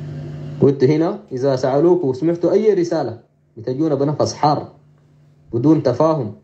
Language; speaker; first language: Arabic; native; Arabic